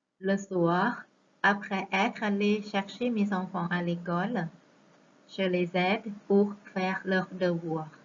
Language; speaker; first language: French; non-native, fluent; Thai